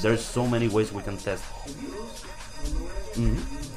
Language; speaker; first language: English; non-native, local second language; Spanish